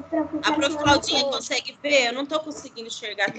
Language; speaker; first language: Portuguese; native; Portuguese